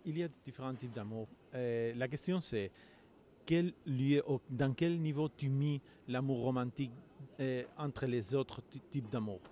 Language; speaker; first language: French; non-native, learner; Spanish